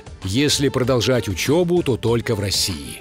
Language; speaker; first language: Russian; native; Russian